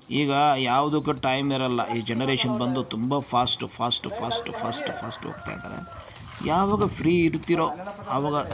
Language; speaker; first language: Kannada; non-native, local second language; Tamil